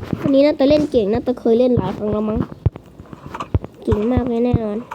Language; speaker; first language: Thai; native; Thai